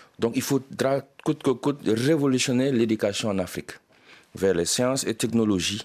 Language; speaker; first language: French; non-native, local second language; Wolof